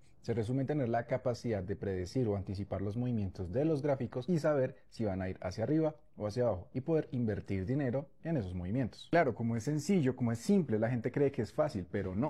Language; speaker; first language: Spanish; native; Spanish